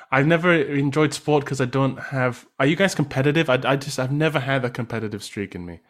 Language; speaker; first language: English; native; English